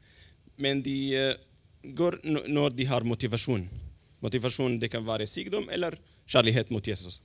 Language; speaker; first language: Norwegian; non-native, learner; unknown